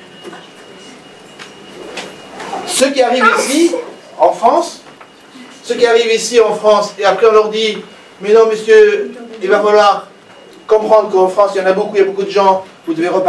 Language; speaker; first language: French; non-native, fluent; Persian